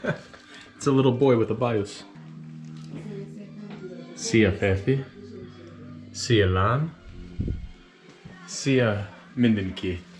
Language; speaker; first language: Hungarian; non-native, learner; English